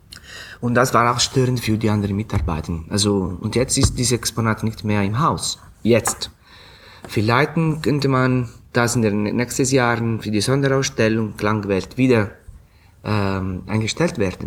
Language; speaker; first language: German; non-native, fluent; Italian